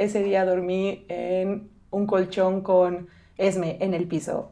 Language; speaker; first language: Spanish; native; Spanish